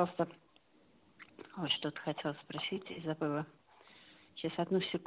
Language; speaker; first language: Russian; native; Russian